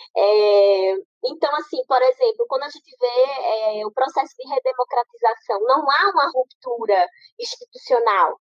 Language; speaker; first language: Portuguese; native; Portuguese